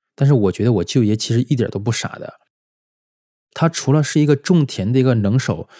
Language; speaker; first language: Chinese; native; Chinese